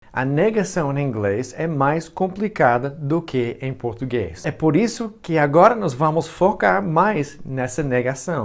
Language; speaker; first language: Portuguese; non-native, fluent; English